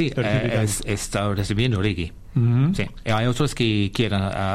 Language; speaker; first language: Spanish; non-native, fluent; English